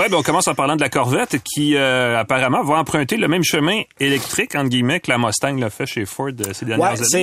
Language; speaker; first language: French; native; French